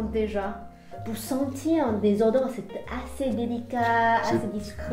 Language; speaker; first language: French; non-native, fluent; Chinese